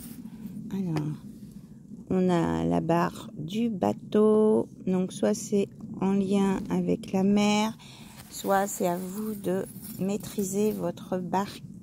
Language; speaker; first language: French; native; French